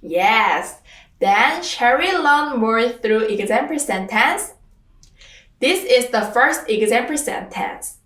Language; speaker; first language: English; non-native, fluent; Korean